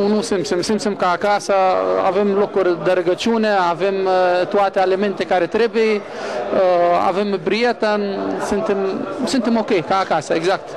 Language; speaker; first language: Romanian; non-native, learner; Arabic